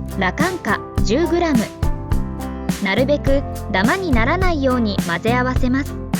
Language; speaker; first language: Japanese; native; Japanese